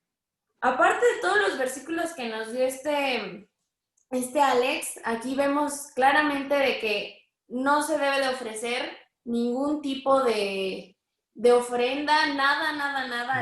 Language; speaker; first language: Spanish; native; Spanish